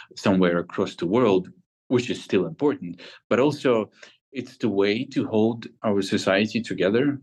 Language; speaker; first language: English; non-native, fluent; Ukrainian